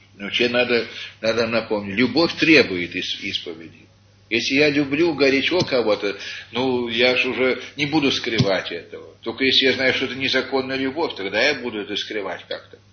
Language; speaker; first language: Russian; early bilingual, heritage; Russian